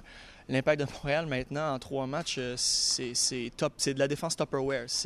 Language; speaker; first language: French; native; French